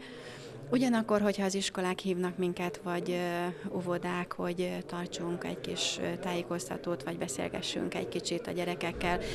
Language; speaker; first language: Hungarian; native; Hungarian